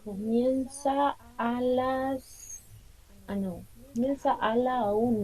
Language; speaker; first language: Spanish; non-native, fluent; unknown